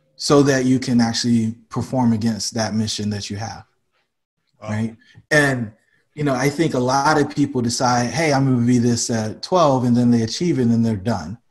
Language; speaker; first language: English; native; English